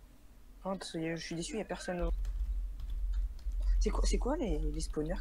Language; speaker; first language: French; native; French